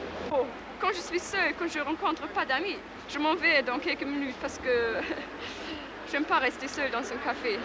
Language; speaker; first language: French; non-native, learner; German